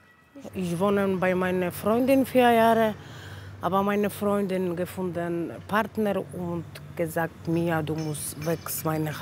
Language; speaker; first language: German; non-native, learner; Polish